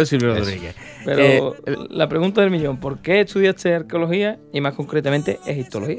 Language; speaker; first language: Spanish; native; Spanish